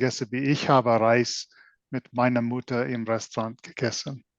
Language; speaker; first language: German; non-native, learner; English